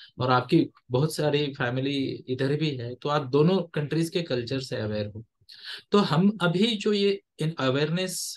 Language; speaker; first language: Hindi; non-native, local second language; Marathi